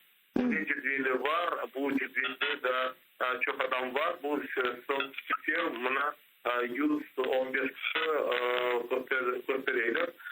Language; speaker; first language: Turkish; non-native, learner; Crimean Tatar